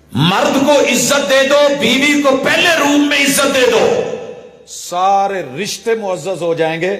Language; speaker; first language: Urdu; non-native, local second language; Punjabi